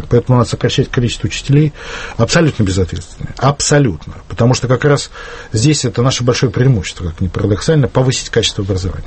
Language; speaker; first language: Russian; native; Russian